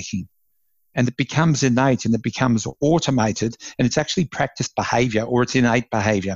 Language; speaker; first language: English; native; English